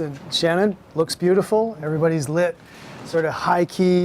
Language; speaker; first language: English; native; English